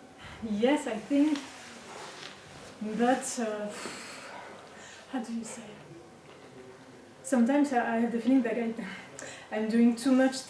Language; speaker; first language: English; non-native, fluent; French